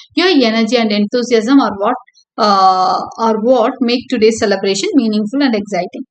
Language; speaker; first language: English; non-native, local second language; Tamil